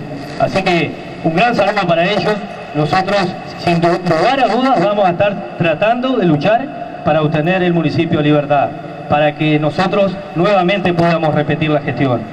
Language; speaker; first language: Spanish; native; Spanish